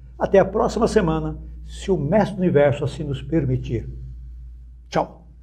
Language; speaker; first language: Portuguese; native; Portuguese